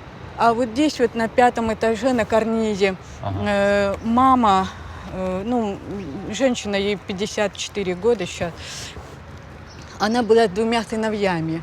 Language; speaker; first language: Russian; native; Russian